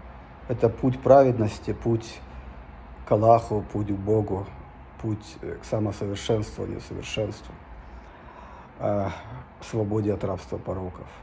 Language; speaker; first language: Russian; native; Russian